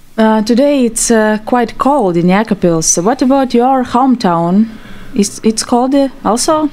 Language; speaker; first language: English; non-native, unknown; Latvian